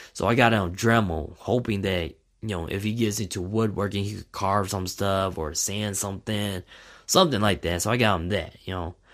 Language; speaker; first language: English; native; English